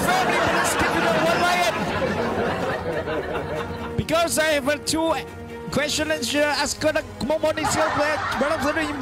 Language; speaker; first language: English; non-native, learner; Chinese